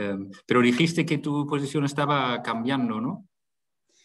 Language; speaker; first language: Spanish; non-native, fluent; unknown